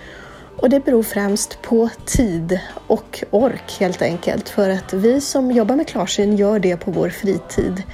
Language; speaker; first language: Swedish; native; Swedish